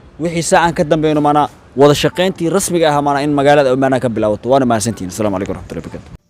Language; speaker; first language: Somali; native; Somali